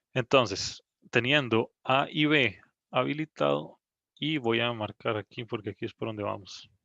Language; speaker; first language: Spanish; native; Spanish